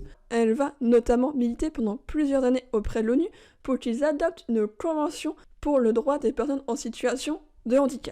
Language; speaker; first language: French; native; French